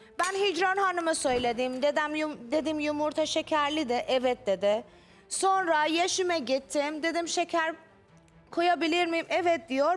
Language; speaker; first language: Turkish; non-native, learner; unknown